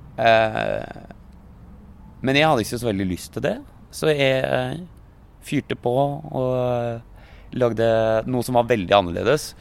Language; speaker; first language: Norwegian; native; Norwegian